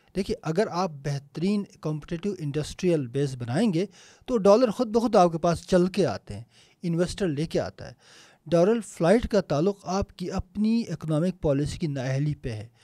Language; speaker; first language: Urdu; non-native, local second language; Punjabi